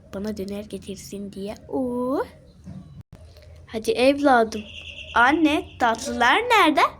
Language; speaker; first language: Turkish; early bilingual, other home language; Arabic